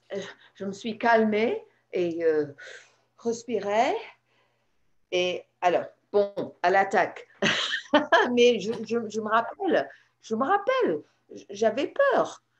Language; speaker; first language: French; non-native, fluent; English